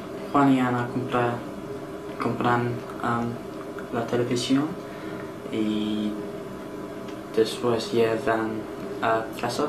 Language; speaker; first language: Spanish; non-native, learner; English